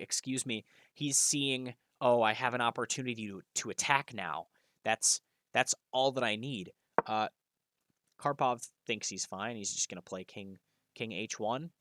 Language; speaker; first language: English; native; English